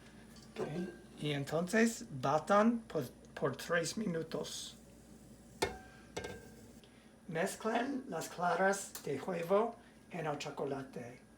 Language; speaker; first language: Spanish; non-native, learner; English